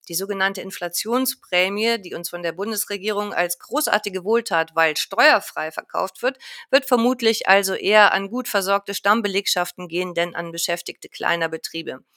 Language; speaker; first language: German; native; German